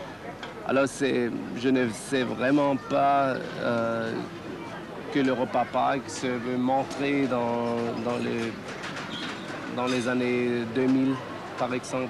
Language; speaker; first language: French; non-native, fluent; German